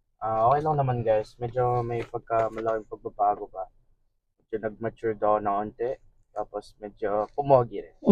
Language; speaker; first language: Filipino; native; Filipino